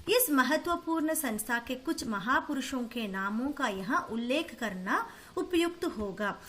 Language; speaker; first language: Hindi; non-native, local second language; Tamil